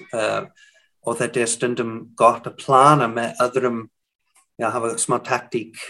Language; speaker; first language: Icelandic; non-native, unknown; English